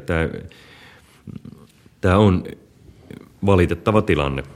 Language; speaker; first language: Finnish; native; Finnish